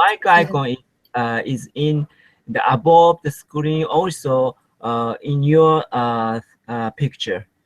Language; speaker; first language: English; non-native, learner; Japanese